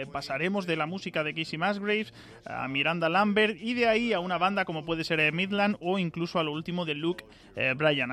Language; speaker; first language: Spanish; native; Spanish